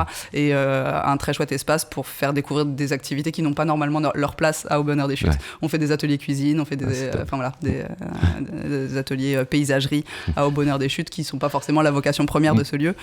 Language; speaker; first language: French; native; French